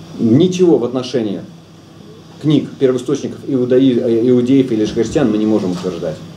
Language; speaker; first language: Russian; native; Russian